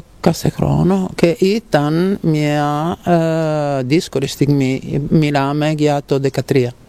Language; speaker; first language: Greek; non-native, fluent; Italian